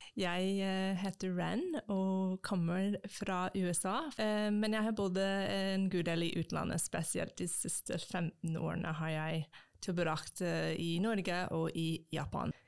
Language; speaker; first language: Norwegian; non-native, fluent; English